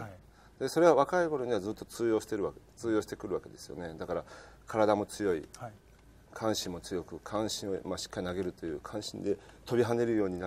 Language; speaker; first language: Japanese; native; Japanese